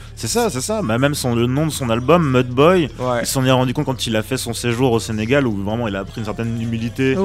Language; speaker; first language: French; native; French